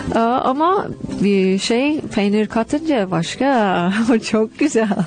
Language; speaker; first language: Turkish; non-native, fluent; English